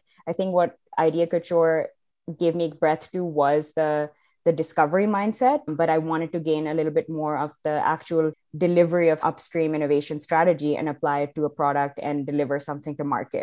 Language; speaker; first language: English; non-native, local second language; Urdu